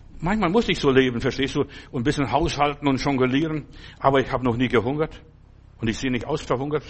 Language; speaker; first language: German; non-native, fluent; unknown